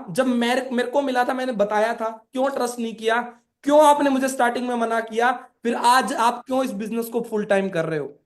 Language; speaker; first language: Hindi; native; Hindi